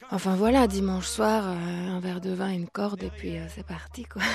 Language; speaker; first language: French; early bilingual, other home language; Lithuanian